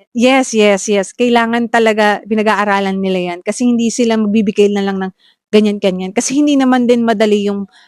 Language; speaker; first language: Filipino; native; Filipino